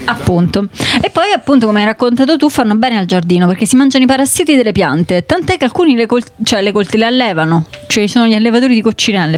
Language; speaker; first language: Italian; native; Italian